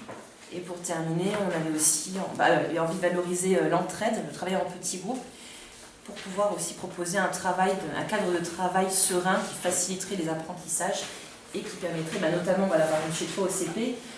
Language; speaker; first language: French; native; French